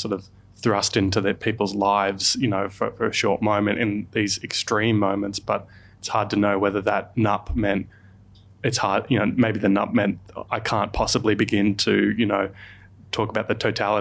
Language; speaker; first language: English; native; English